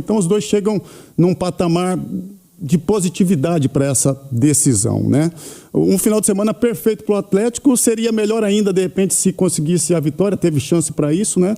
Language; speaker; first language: Portuguese; native; Portuguese